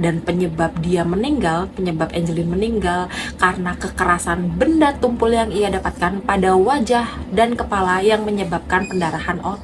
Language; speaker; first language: Indonesian; native; Indonesian